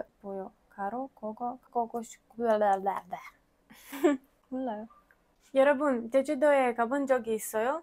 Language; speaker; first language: Korean; non-native, learner; Ukrainian